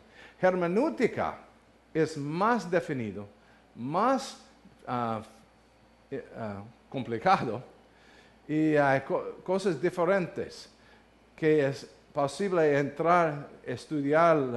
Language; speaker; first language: Spanish; non-native, learner; English